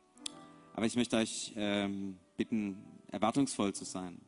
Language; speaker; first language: German; native; German